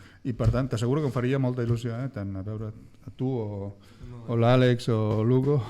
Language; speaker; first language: Catalan; native; Catalan